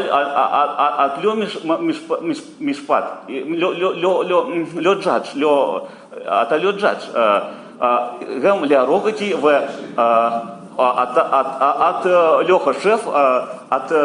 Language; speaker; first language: Hebrew; non-native, learner; Russian